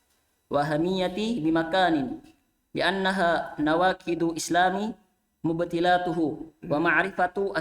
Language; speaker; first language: Arabic; non-native, learner; Indonesian